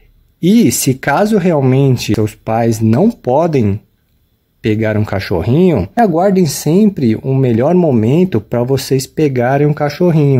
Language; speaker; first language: Portuguese; native; Portuguese